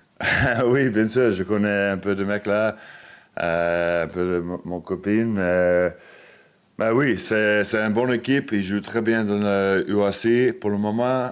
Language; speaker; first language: French; non-native, fluent; English